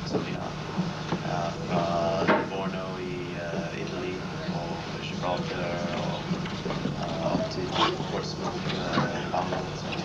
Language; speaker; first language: Norwegian; non-native, learner; English